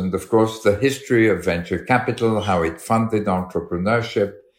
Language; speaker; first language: English; early bilingual, other home language; Arabic